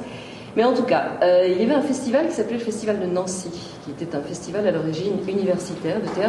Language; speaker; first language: French; native; French